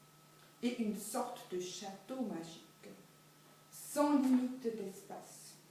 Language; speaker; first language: French; non-native, fluent; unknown